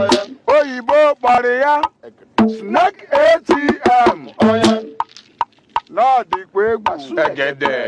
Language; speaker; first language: Igbo; native; Igbo